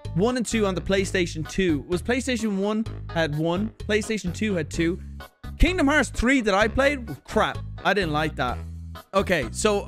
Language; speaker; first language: English; native; English